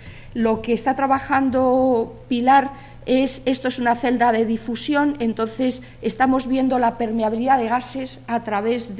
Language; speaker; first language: Spanish; native; Spanish